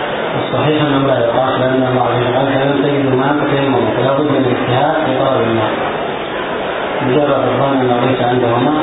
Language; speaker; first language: Arabic; native; Arabic